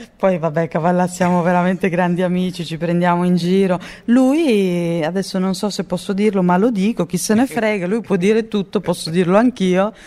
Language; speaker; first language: Italian; non-native, fluent; Portuguese